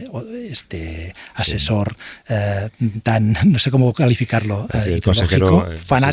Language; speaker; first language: Spanish; native; Spanish